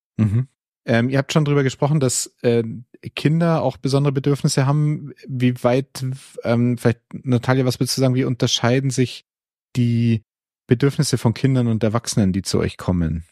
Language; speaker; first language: German; native; German